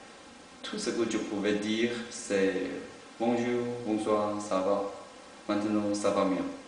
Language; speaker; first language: French; non-native, learner; Chinese